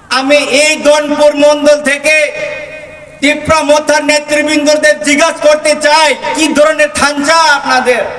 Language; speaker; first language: Bangla; non-native, local second language; Kok Borok